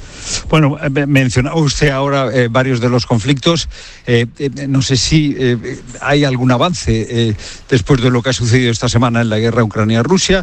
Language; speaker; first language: Spanish; native; Spanish